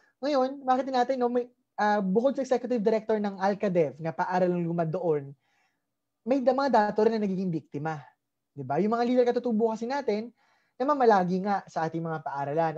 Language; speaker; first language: Filipino; native; Filipino